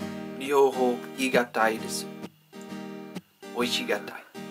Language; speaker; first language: Japanese; non-native, learner; English